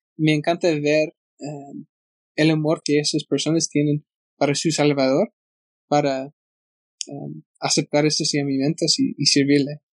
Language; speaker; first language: Spanish; non-native, fluent; English